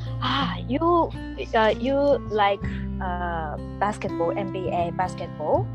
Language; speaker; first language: English; non-native, learner; Japanese